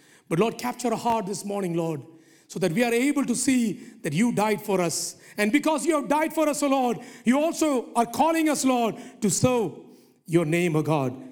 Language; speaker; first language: English; non-native, local second language; Malayalam